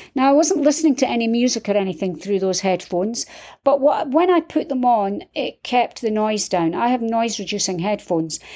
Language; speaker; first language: English; native; English